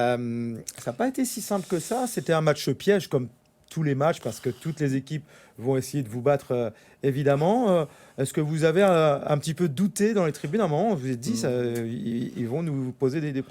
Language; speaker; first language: French; native; French